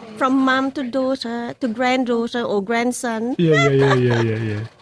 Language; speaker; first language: English; non-native, learner; Korean